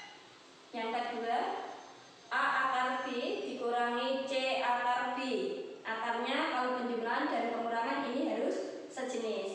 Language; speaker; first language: Indonesian; native; Indonesian